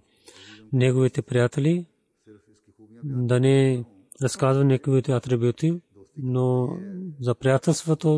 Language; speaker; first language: Bulgarian; non-native, learner; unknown